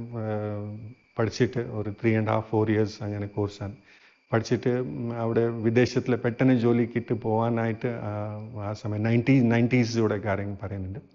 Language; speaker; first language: Malayalam; non-native, fluent; Hindi